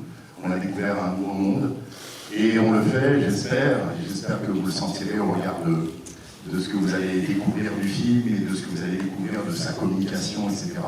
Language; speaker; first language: French; native; French